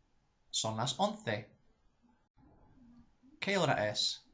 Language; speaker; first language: Spanish; non-native, fluent; English